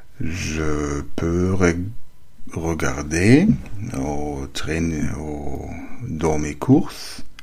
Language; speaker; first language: French; non-native, learner; German